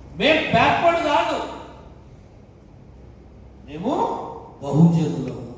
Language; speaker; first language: Telugu; native; Telugu